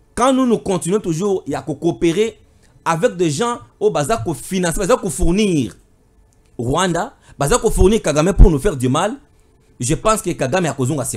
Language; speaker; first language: French; non-native, local second language; Lingala